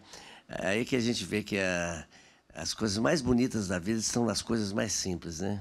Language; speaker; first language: Portuguese; native; Portuguese